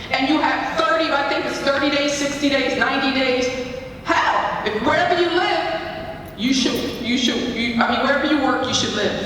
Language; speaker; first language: English; native; English